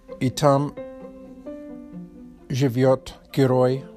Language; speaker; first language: Russian; non-native, learner; Polish